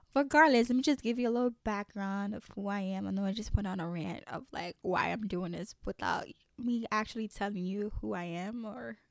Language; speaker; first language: English; early bilingual, other home language; French